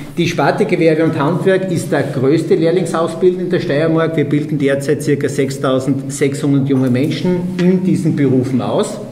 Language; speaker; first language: German; native; German